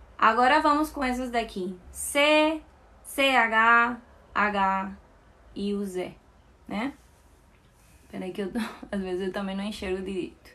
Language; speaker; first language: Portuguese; non-native, fluent; Spanish